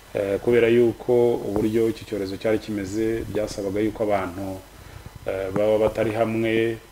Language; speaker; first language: Kinyarwanda; native; Kinyarwanda